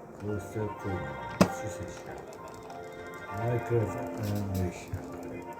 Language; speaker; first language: Turkish; native; Turkish